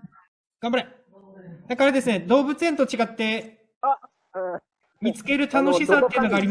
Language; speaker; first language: Japanese; native; Japanese